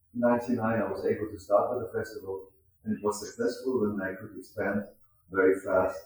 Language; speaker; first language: English; non-native, fluent; German